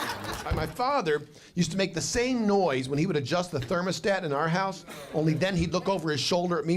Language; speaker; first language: English; native; English